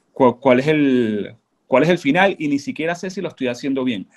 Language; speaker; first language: Spanish; native; Spanish